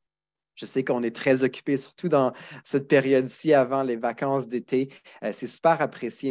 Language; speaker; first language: French; native; French